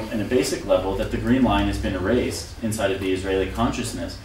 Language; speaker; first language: English; native; English